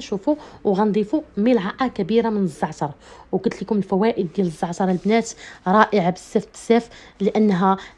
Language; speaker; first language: Arabic; native; Arabic